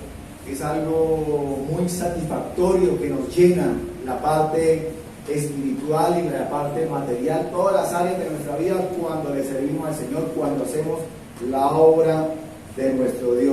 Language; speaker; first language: Spanish; native; Spanish